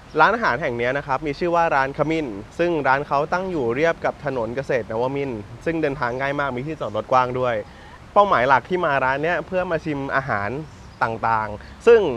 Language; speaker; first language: Thai; native; Thai